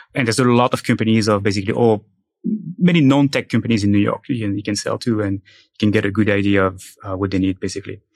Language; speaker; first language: English; non-native, fluent; French